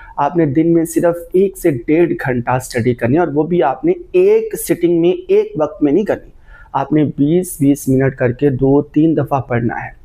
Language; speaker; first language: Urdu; native; Urdu